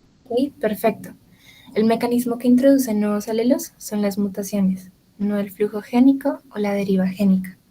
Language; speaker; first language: Spanish; native; Spanish